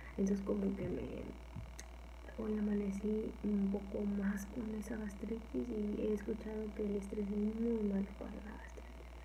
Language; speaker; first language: Spanish; native; Spanish